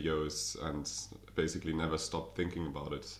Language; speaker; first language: English; non-native, fluent; German